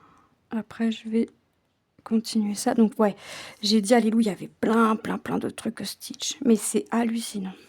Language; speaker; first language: French; native; French